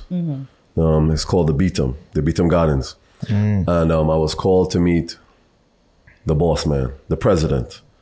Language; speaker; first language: English; native; English